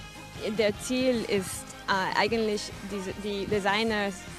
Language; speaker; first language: German; non-native, fluent; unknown